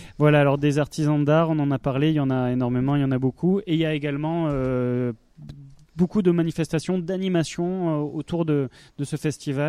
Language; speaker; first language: French; native; French